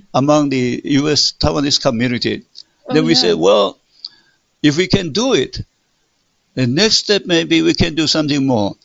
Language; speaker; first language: English; non-native, fluent; Min Nan Chinese